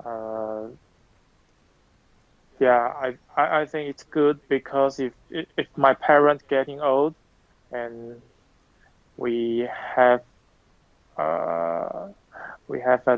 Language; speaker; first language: English; non-native, learner; Chinese